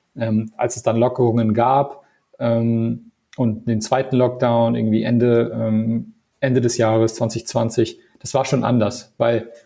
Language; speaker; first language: German; non-native, fluent; English